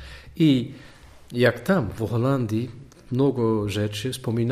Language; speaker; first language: Polish; non-native, learner; Dutch